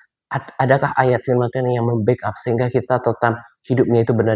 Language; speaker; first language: Indonesian; native; Indonesian